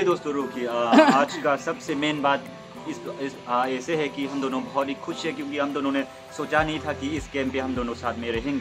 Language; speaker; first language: Hindi; non-native, local second language; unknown